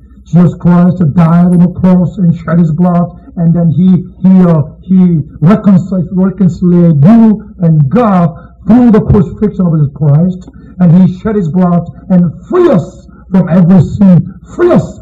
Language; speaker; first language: English; non-native, fluent; Korean